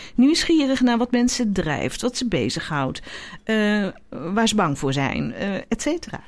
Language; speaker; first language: Dutch; native; Dutch